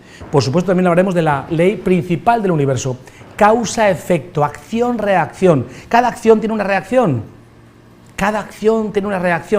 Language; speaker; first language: Spanish; native; Spanish